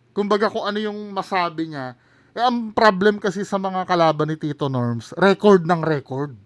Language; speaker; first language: Filipino; native; Filipino